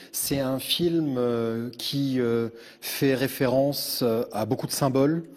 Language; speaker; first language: French; native; French